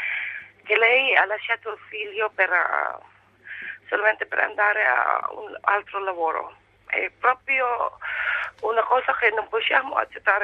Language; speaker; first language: Italian; non-native, fluent; Filipino